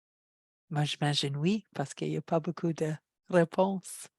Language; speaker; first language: French; non-native, fluent; English